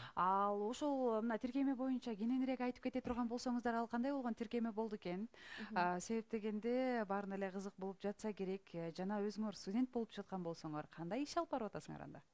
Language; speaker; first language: Kyrgyz; native; Kyrgyz